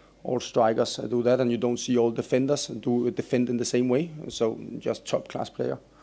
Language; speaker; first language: English; non-native, fluent; Danish